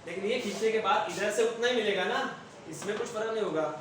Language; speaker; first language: Hindi; non-native, local second language; Marathi